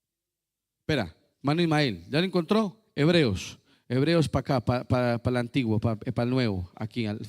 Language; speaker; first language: Spanish; native; Spanish